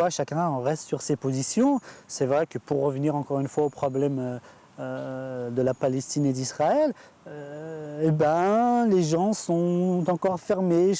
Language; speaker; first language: French; native; French